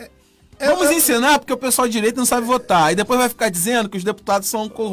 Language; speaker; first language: Portuguese; native; Portuguese